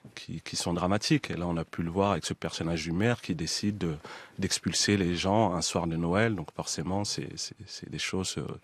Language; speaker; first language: French; native; French